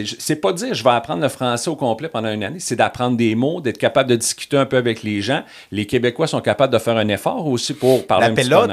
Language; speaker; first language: French; native; French